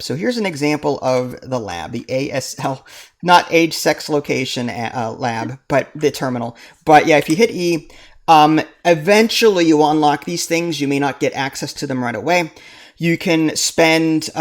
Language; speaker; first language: English; native; English